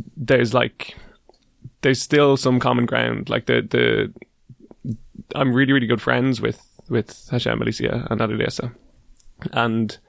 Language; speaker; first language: English; native; English